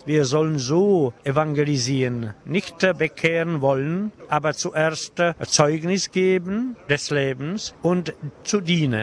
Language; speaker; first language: German; non-native, fluent; Czech